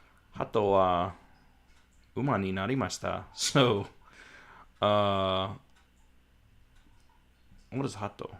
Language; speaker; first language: Japanese; non-native, learner; English